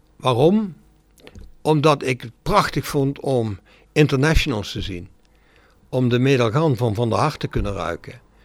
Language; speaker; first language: Dutch; native; Dutch